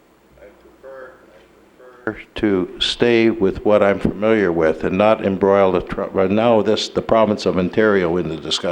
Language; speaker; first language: English; native; English